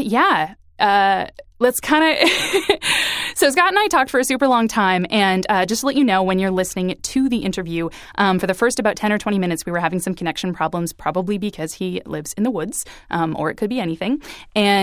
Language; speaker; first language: English; native; English